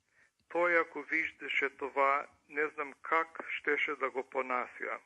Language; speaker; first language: Bulgarian; early bilingual, heritage; English